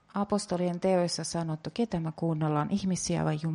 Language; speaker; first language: Finnish; non-native, fluent; Russian